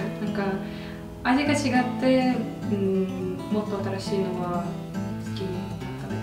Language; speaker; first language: Japanese; non-native, learner; Russian